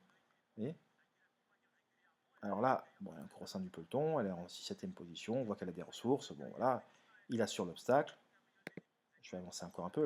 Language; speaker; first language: French; native; French